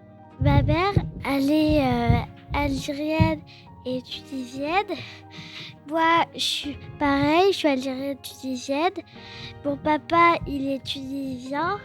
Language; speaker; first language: French; early bilingual, other home language; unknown